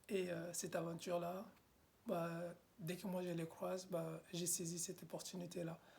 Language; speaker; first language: French; non-native, fluent; Arabic